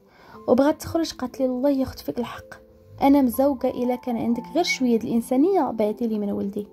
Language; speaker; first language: Arabic; native; Arabic